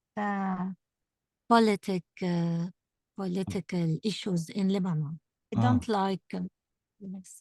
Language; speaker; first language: English; non-native, fluent; Arabic